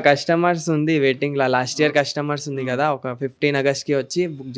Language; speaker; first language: Telugu; non-native, local second language; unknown